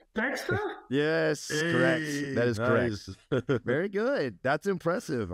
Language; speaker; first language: English; native; English